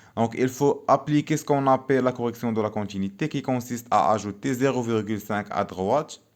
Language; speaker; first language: French; non-native, local second language; Arabic